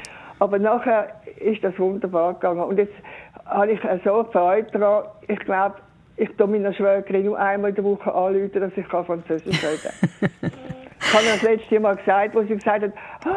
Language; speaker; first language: German; native; German